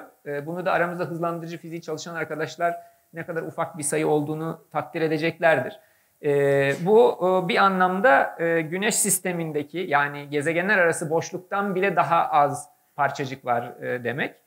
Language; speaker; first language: Turkish; native; Turkish